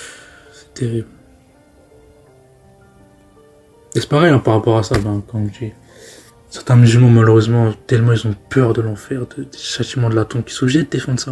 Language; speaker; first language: French; native; French